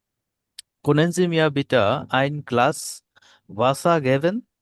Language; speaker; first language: German; non-native, learner; Bangla